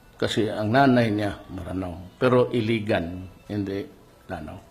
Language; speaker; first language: Filipino; non-native, local second language; Cebuano